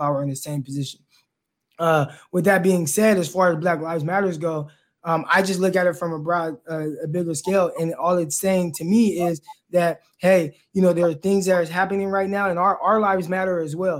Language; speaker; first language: English; native; English